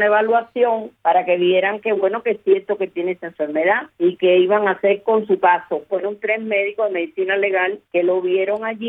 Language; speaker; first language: Spanish; native; Spanish